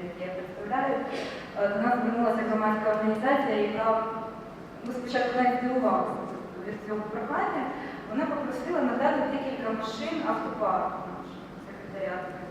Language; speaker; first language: Ukrainian; native; Ukrainian